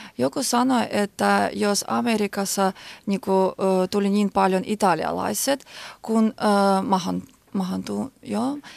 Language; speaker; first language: Finnish; non-native, learner; Georgian